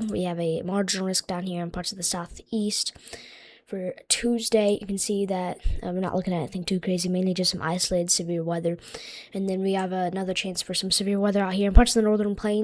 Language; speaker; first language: English; native; English